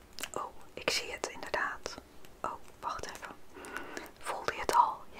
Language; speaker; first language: Dutch; native; Dutch